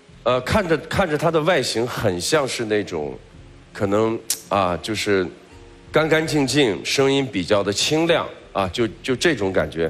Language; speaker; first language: Chinese; native; Chinese